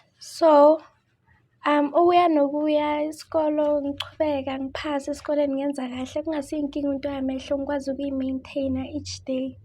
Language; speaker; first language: Zulu; native; Zulu